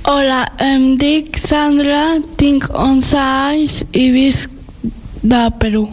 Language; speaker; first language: Catalan; early bilingual, other home language; Spanish